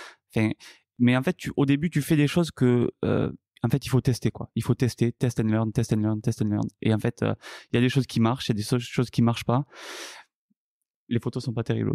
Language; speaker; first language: French; native; French